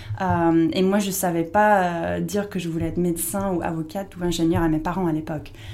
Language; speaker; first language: French; non-native, fluent; English